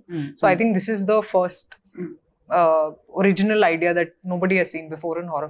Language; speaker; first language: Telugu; non-native, fluent; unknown